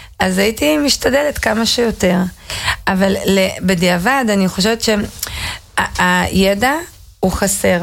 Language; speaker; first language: Hebrew; early bilingual, other home language; Russian